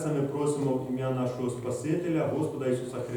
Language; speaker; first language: Ukrainian; native; Ukrainian